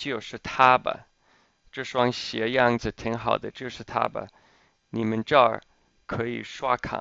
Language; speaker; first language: Chinese; non-native, fluent; English